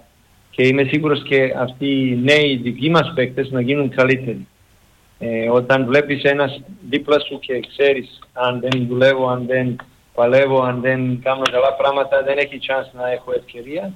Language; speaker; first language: Greek; non-native, learner; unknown